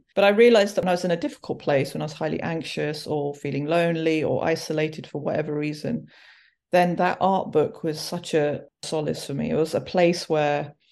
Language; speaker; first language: English; early bilingual, other home language; Hindi